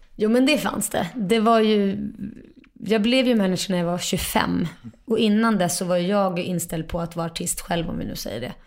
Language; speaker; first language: Swedish; native; Swedish